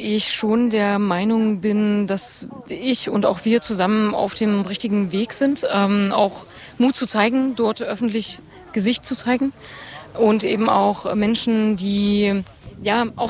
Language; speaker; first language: German; native; German